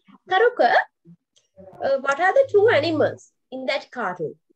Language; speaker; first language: English; non-native, local second language; Sinhala